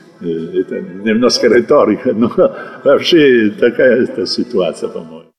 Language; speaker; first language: Russian; non-native, learner; Italian